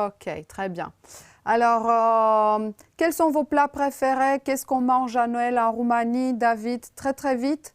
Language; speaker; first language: French; non-native, fluent; Romanian